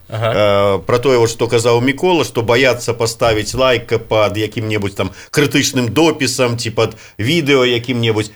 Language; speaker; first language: Belarusian; native; Belarusian